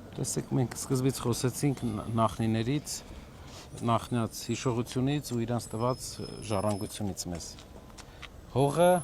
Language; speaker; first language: Armenian; native; Armenian